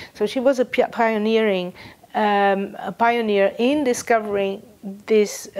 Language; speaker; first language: English; non-native, fluent; Portuguese